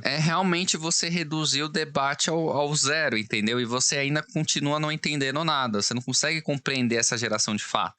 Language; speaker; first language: Portuguese; native; Portuguese